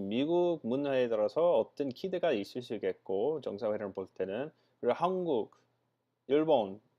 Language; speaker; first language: Korean; non-native, fluent; English